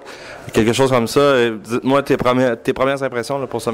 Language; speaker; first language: French; native; French